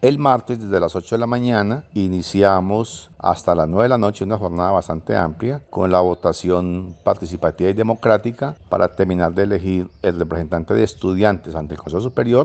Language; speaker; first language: Spanish; native; Spanish